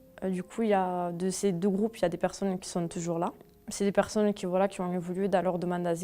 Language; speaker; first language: French; native; French